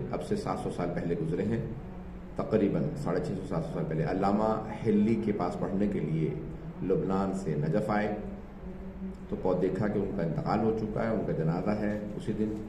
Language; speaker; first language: Urdu; native; Urdu